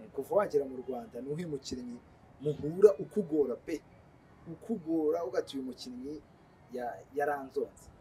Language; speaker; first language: Kinyarwanda; native; Kinyarwanda